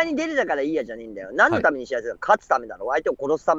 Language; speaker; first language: Japanese; native; Japanese